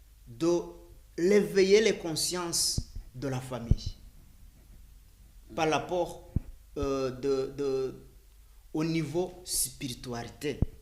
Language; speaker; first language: French; non-native, learner; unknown